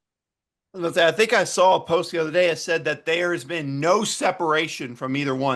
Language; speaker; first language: English; native; English